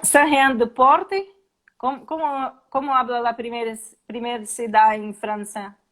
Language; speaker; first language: Spanish; non-native, learner; Portuguese